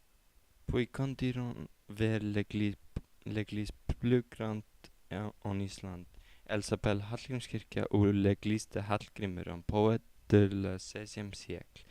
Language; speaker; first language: French; non-native, learner; Icelandic